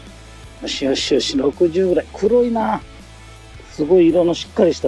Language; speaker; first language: Japanese; native; Japanese